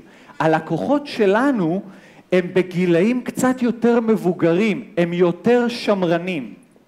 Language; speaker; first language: Hebrew; native; Hebrew